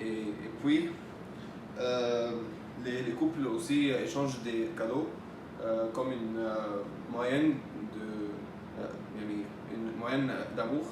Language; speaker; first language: French; non-native, learner; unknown